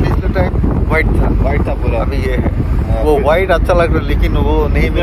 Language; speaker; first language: Hindi; non-native, learner; Bangla